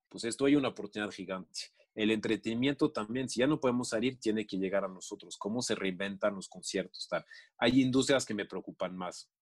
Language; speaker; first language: Spanish; non-native, fluent; French